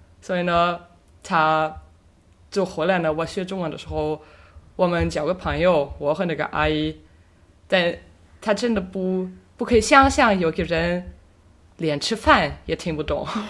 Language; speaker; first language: Chinese; non-native, fluent; German